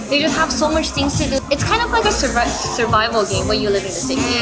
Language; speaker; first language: English; non-native, fluent; Japanese